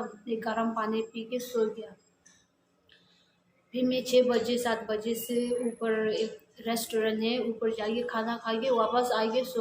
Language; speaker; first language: Hindi; non-native, learner; Tibetan